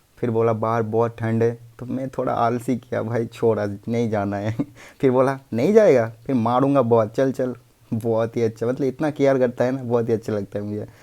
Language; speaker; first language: Hindi; non-native, local second language; Bangla